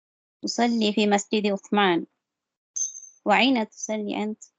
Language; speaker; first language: Arabic; non-native, learner; Tamil